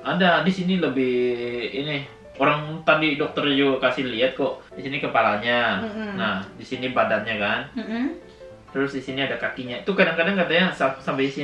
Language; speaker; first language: Indonesian; native; Indonesian